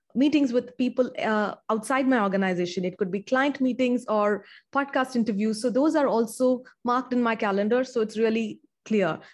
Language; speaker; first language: English; non-native, local second language; Tamil